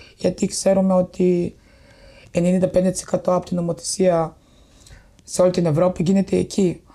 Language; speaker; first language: Greek; non-native, fluent; Bulgarian